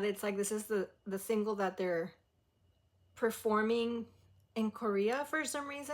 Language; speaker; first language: English; early bilingual, other home language; Spanish